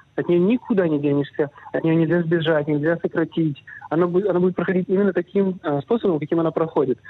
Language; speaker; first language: Russian; early bilingual, other home language; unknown